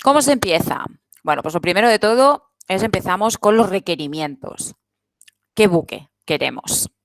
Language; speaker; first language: Spanish; non-native, local second language; Catalan